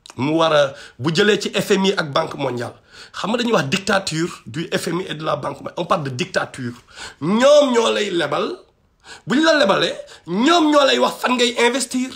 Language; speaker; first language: Wolof; non-native, local second language; Fula